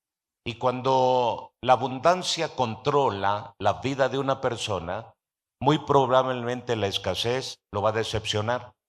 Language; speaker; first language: Spanish; native; Spanish